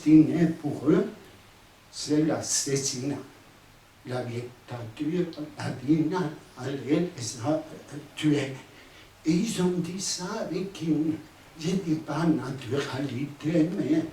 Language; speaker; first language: French; non-native, fluent; Spanish